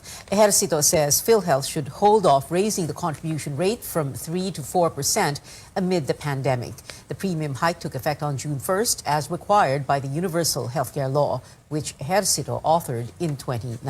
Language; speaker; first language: English; non-native, local second language; Filipino